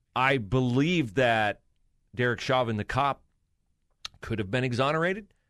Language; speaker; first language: English; native; English